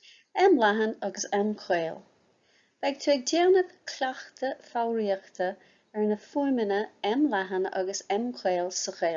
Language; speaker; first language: Irish; non-native, local second language; English